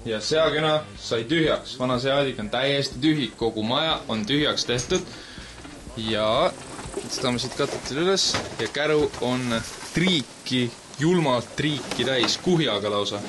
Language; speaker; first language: Estonian; native; Estonian